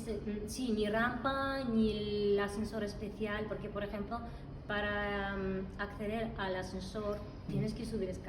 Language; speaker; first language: Spanish; non-native, fluent; Russian